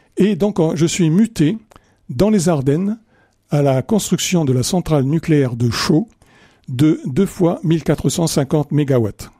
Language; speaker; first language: French; native; French